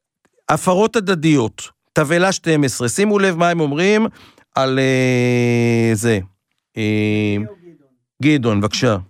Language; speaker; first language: Hebrew; native; Hebrew